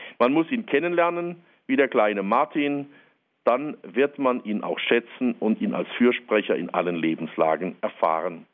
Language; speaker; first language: German; native; German